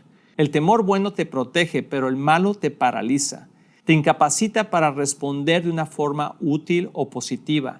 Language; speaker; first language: Spanish; native; Spanish